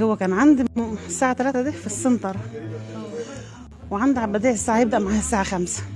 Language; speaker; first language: Arabic; native; Arabic